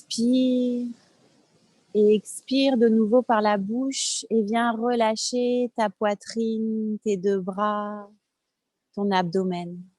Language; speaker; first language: French; native; French